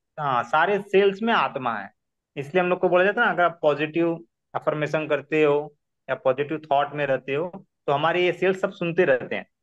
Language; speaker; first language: Hindi; non-native, local second language; Marathi